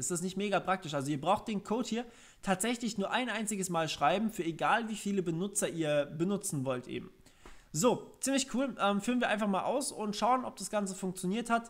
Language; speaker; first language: German; native; German